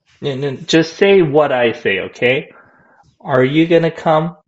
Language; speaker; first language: English; non-native, fluent; Korean